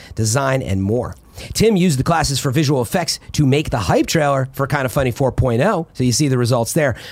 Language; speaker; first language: English; early bilingual, other home language; Italian